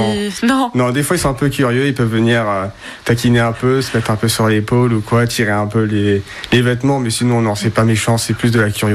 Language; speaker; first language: French; native; French